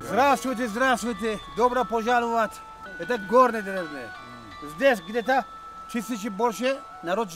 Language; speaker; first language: Russian; non-native, local second language; Tajik